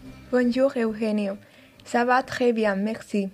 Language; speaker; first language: French; non-native, fluent; Spanish